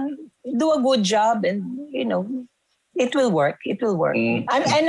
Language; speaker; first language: English; non-native, local second language; Filipino